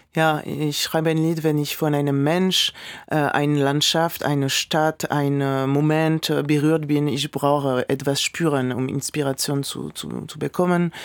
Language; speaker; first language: German; non-native, fluent; French